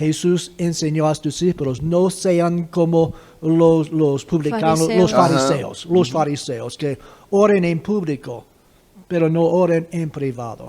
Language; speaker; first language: Spanish; non-native, fluent; English